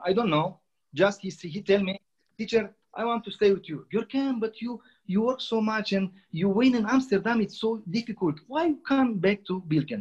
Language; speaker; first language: English; non-native, learner; Romanian